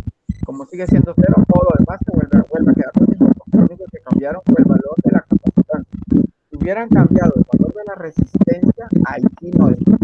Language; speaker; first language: Spanish; native; Spanish